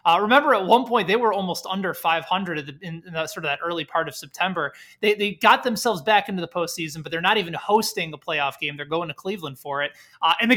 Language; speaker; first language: English; native; English